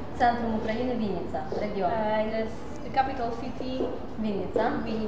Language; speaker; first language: English; non-native, learner; Polish